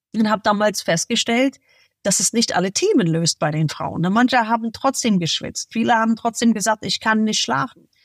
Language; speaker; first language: German; non-native, fluent; English